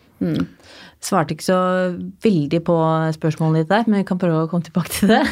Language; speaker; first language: Norwegian; native; Norwegian